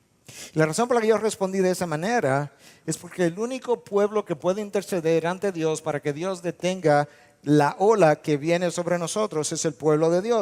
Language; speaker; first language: Spanish; native; Spanish